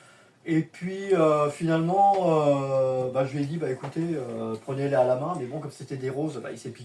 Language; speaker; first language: French; native; French